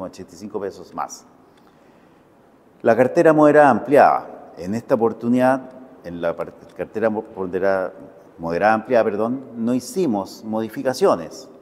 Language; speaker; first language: Spanish; native; Spanish